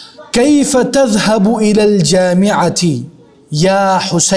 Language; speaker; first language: Arabic; non-native, fluent; Urdu